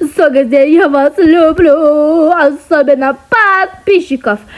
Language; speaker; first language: Russian; non-native, local second language; Kazakh